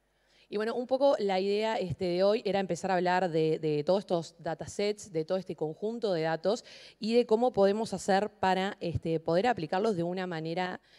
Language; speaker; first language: Spanish; native; Spanish